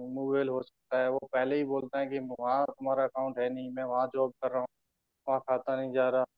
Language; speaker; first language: Hindi; native; Hindi